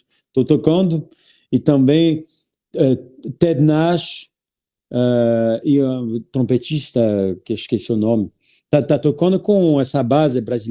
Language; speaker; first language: Portuguese; non-native, learner; French